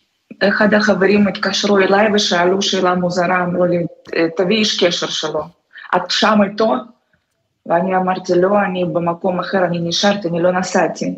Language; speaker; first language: Hebrew; non-native, fluent; Russian